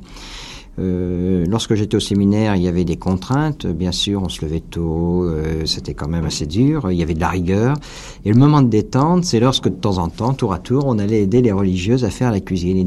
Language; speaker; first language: French; native; French